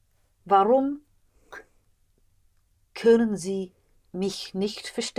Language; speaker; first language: German; non-native, learner; English